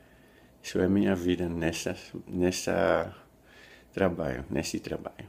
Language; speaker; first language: Portuguese; non-native, fluent; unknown